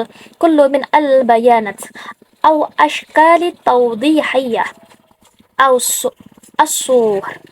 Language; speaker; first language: Arabic; non-native, learner; Indonesian